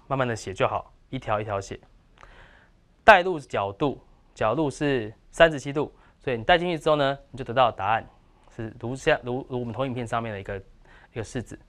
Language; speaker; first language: Chinese; native; Chinese